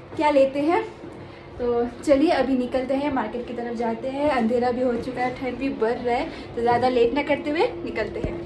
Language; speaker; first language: Hindi; non-native, local second language; Bangla